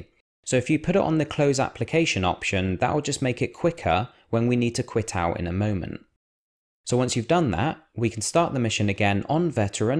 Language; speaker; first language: English; native; English